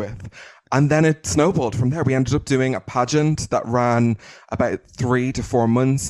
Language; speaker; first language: English; native; English